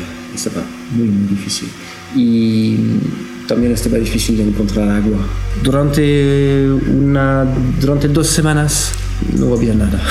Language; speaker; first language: Spanish; non-native, learner; French